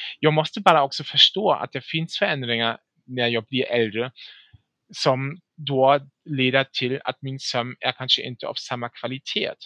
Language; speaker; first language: Swedish; non-native, fluent; German